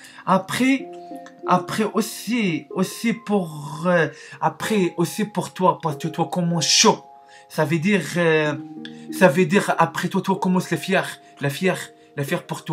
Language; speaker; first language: French; non-native, learner; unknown